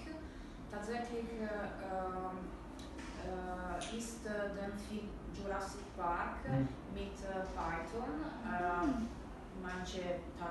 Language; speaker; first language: German; non-native, learner; Italian